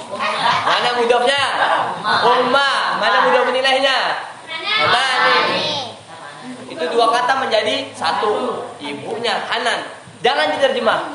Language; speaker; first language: Indonesian; native; Indonesian